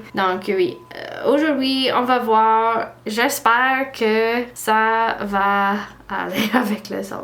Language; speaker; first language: French; non-native, learner; English